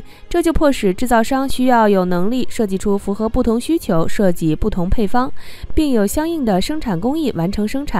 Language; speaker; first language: Chinese; native; Chinese